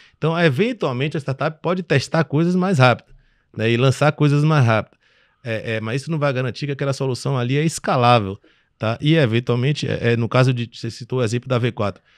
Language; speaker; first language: Portuguese; early bilingual, other home language; French